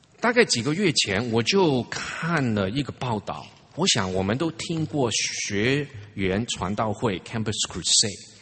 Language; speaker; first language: Chinese; non-native, local second language; Cantonese